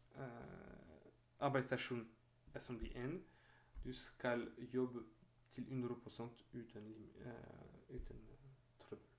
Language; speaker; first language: Norwegian; non-native, fluent; French